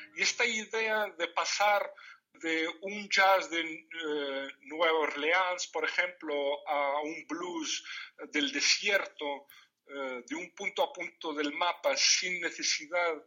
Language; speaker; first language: Spanish; non-native, fluent; Riffian